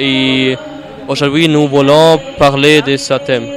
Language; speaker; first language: French; non-native, learner; German